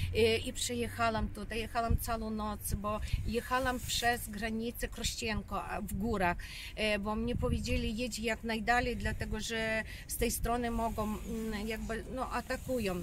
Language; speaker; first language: Polish; non-native, learner; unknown